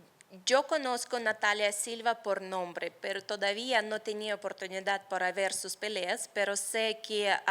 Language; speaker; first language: Spanish; non-native, fluent; Russian